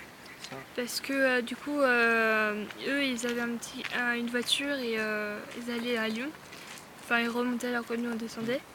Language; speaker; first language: French; native; French